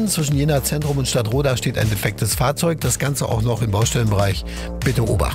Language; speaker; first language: German; native; German